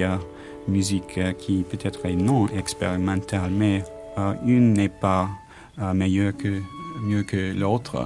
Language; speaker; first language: French; non-native, learner; English